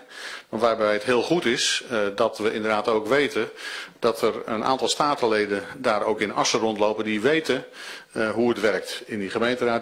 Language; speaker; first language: Dutch; native; Dutch